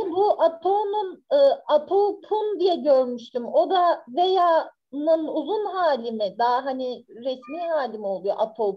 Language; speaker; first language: Turkish; native; Turkish